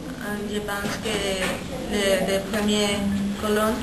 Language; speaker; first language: French; non-native, learner; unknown